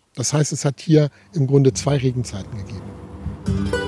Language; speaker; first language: German; native; German